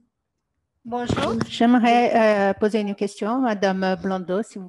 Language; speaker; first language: French; non-native, fluent; Portuguese